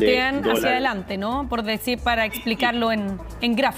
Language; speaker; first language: Spanish; native; Spanish